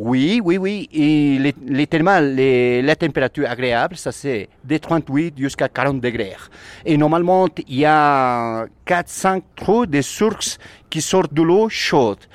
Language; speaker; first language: French; non-native, learner; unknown